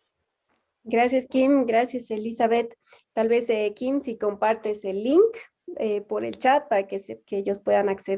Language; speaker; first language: Spanish; native; Spanish